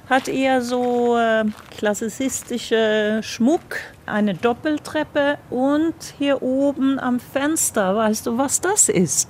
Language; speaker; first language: German; non-native, fluent; Swedish